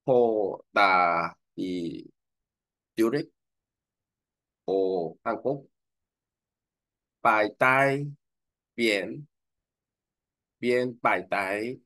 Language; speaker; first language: Vietnamese; non-native, learner; Korean